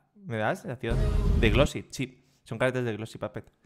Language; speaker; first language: Spanish; native; Spanish